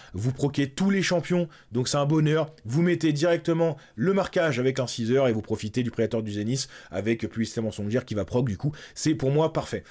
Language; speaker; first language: French; native; French